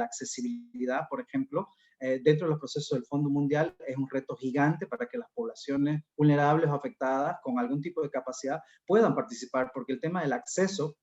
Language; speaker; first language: Spanish; native; Spanish